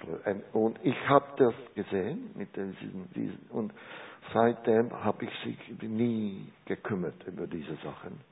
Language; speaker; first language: German; non-native, learner; Czech